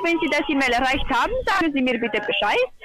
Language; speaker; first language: German; non-native, learner; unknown